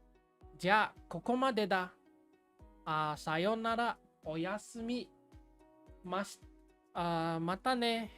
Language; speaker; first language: Japanese; non-native, learner; English